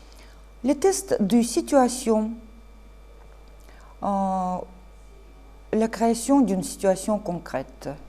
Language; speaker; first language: French; non-native, fluent; Russian